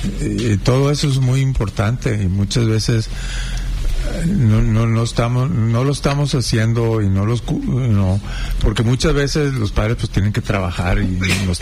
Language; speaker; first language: Spanish; early bilingual, heritage; Spanish